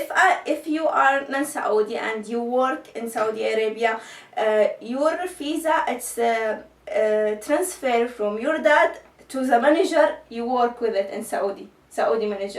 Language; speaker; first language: English; non-native, learner; Arabic